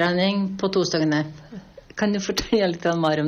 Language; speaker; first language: Norwegian; native; Norwegian